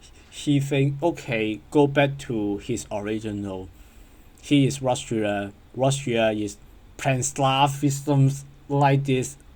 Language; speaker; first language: English; non-native, learner; Cantonese